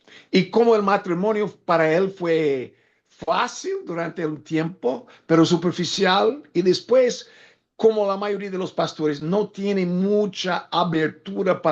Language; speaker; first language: Spanish; non-native, fluent; English